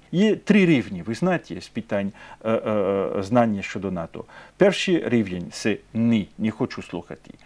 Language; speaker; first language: Ukrainian; non-native, fluent; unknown